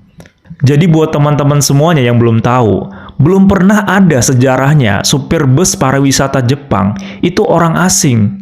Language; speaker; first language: Indonesian; native; Indonesian